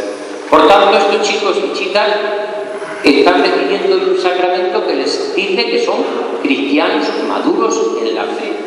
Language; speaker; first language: Spanish; native; Spanish